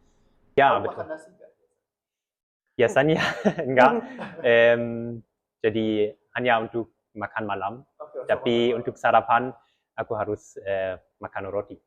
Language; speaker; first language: Indonesian; early bilingual, heritage; German